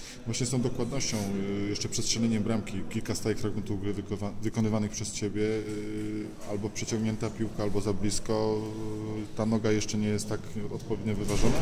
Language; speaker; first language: Polish; native; Polish